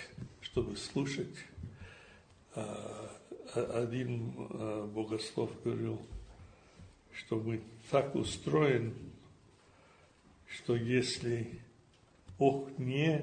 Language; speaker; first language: Russian; non-native, fluent; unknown